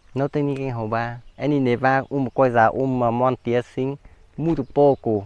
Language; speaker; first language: Portuguese; non-native, learner; Vietnamese